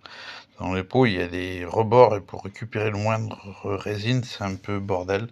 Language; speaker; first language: French; native; French